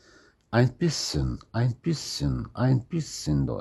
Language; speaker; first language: German; non-native, fluent; Arabic